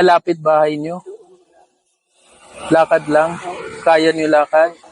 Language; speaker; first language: Filipino; non-native, learner; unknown